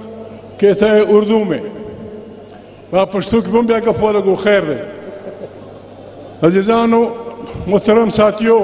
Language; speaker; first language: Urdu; non-native, local second language; Pashto